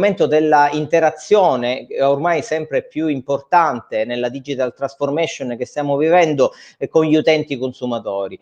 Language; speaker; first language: Italian; native; Italian